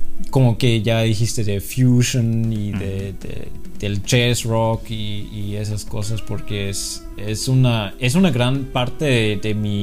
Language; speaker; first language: Spanish; non-native, fluent; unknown